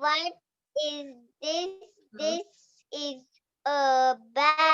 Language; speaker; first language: English; non-native, learner; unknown